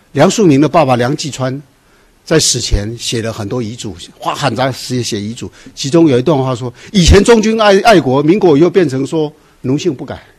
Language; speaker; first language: Chinese; native; Chinese